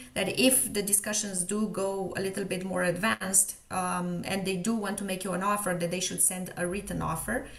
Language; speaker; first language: English; non-native, fluent; Romanian